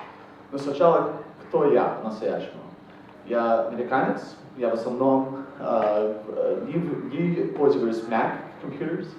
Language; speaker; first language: Russian; non-native, fluent; English